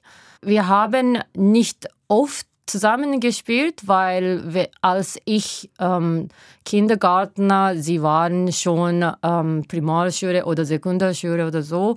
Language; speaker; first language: German; non-native, learner; Japanese